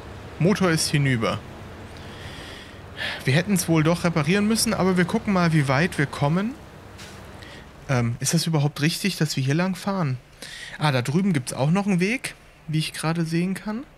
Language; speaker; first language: German; native; German